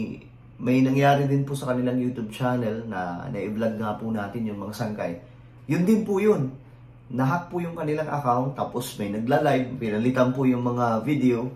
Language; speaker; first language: Filipino; native; Filipino